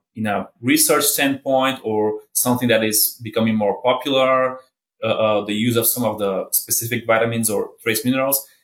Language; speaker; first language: English; non-native, fluent; Portuguese